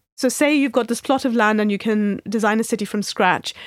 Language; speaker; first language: English; non-native, local second language; Hindi